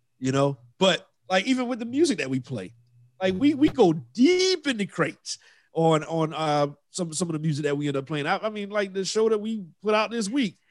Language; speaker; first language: English; native; English